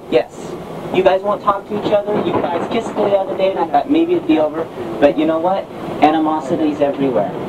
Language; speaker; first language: English; native; English